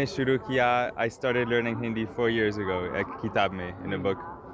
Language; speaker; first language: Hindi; non-native, learner; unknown